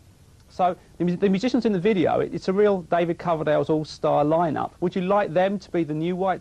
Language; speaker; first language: English; native; English